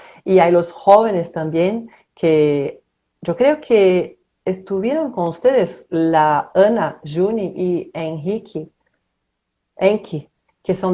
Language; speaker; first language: Spanish; non-native, fluent; Portuguese